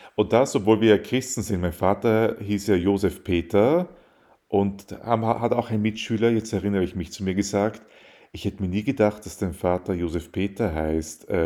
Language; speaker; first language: German; early bilingual, other home language; Arabic